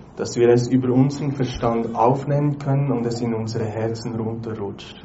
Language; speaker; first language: German; native; German